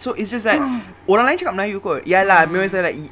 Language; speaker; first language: English; non-native, local second language; Malay